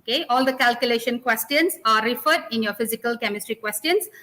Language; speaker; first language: English; non-native, local second language; Malay